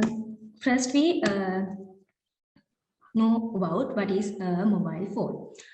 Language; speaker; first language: English; non-native, learner; Sinhala